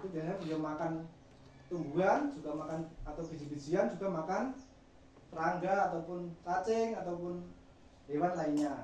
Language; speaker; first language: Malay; non-native, local second language; Javanese